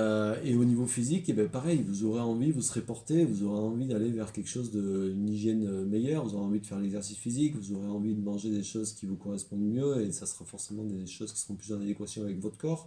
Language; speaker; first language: French; native; French